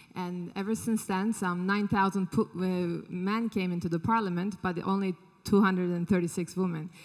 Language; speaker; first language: English; non-native, fluent; Turkish